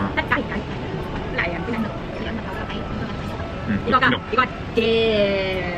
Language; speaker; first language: Korean; non-native, learner; Vietnamese